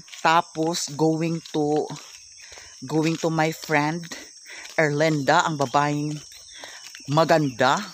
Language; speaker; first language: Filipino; non-native, local second language; Cebuano